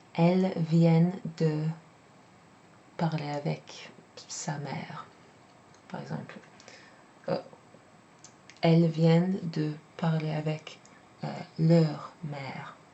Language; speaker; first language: French; non-native, fluent; English